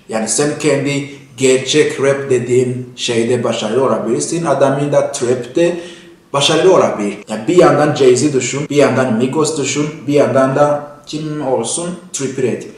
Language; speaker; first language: Turkish; non-native, fluent; Kinyarwanda